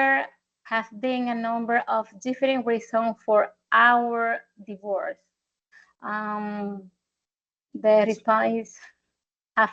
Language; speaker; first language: English; non-native, learner; Spanish